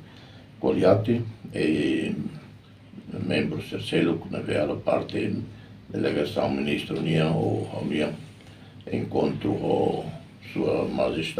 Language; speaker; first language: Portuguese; non-native, local second language; Tetum